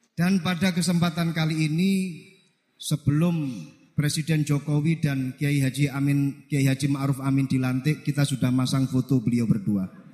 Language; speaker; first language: Indonesian; non-native, local second language; Javanese